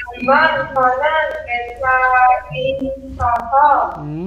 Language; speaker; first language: Indonesian; native; Indonesian